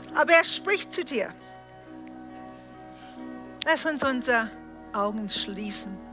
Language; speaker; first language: German; non-native, fluent; English